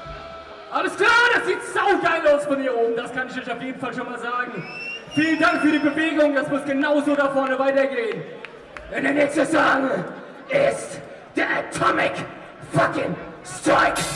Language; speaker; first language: German; native; German